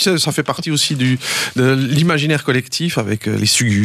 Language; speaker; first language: French; native; French